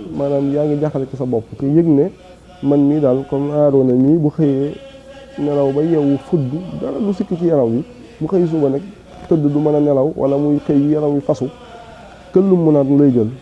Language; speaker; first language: Wolof; native; Wolof